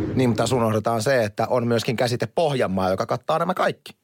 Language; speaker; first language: Finnish; native; Finnish